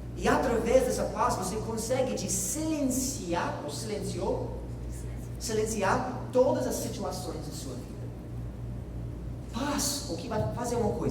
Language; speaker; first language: Portuguese; non-native, fluent; English